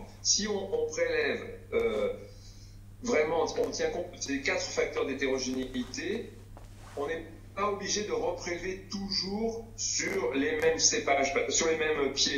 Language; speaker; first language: French; native; French